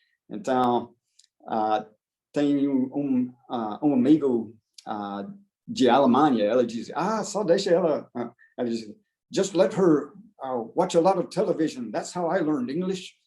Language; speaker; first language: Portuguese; non-native, fluent; English